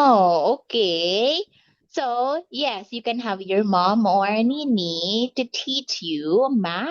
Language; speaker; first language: English; non-native, local second language; Filipino